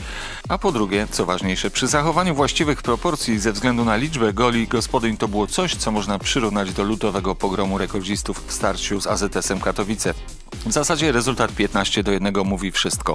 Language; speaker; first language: Polish; native; Polish